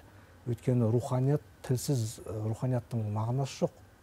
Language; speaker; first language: Kazakh; native; Kazakh